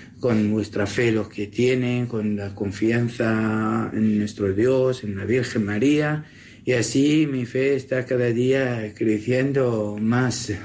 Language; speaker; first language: Spanish; non-native, learner; Assyrian Neo-Aramaic